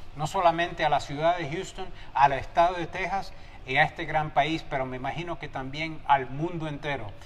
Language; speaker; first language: Spanish; early bilingual, heritage; Spanish